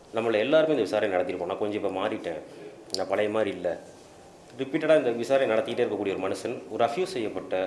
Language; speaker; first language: Tamil; native; Tamil